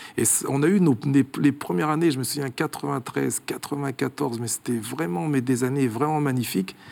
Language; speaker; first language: French; early bilingual, other home language; Kabuverdianu